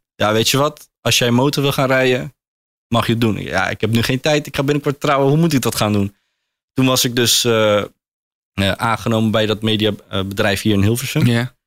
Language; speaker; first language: Dutch; early bilingual, other home language; Turkish